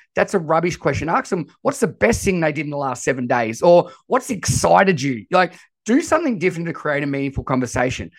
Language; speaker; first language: English; native; English